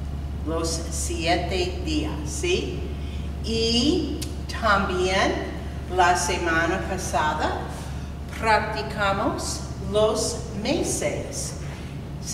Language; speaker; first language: Spanish; non-native, fluent; English